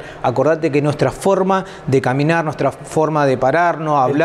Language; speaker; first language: Spanish; native; Spanish